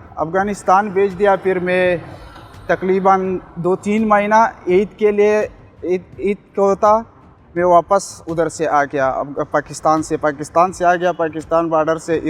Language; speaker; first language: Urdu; non-native, local second language; Pashto